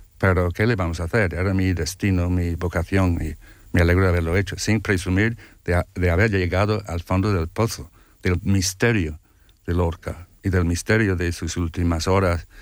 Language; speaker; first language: Spanish; non-native, fluent; English